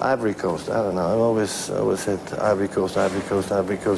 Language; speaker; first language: English; non-native, fluent; German